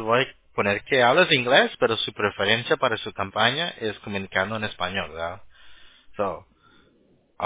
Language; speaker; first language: Spanish; early bilingual, heritage; Spanish